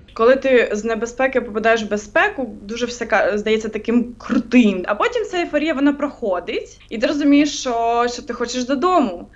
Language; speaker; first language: Ukrainian; non-native, local second language; Russian